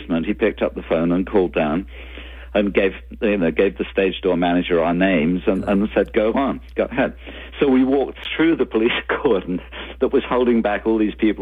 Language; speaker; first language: English; native; English